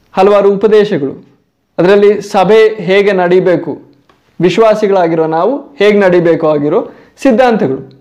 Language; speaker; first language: Kannada; non-native, local second language; Malayalam